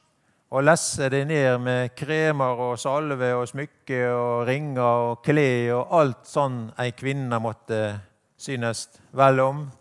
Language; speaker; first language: Norwegian; native; Norwegian